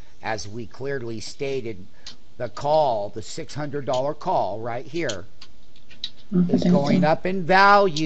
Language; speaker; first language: English; native; English